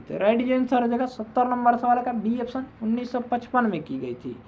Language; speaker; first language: Hindi; native; Hindi